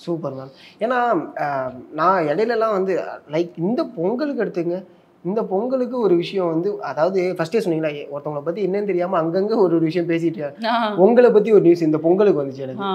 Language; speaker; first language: Tamil; native; Tamil